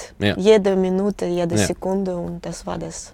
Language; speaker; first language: German; non-native, learner; Russian